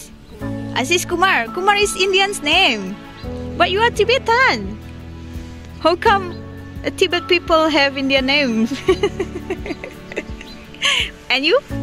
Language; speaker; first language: English; non-native, learner; Indonesian